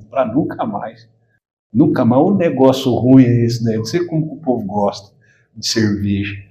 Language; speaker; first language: Portuguese; native; Portuguese